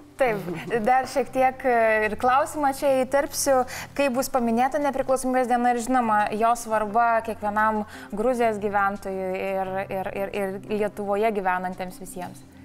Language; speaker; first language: Lithuanian; native; Lithuanian